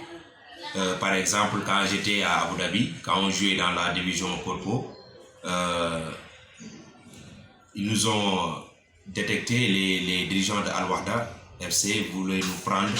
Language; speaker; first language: French; non-native, local second language; Wolof